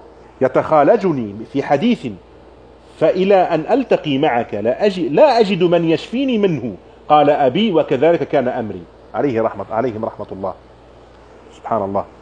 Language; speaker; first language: Arabic; non-native, fluent; German